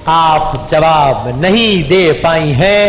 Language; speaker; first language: Urdu; native; Urdu